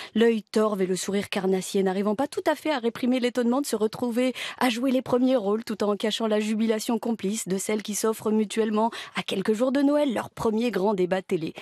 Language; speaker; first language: French; native; French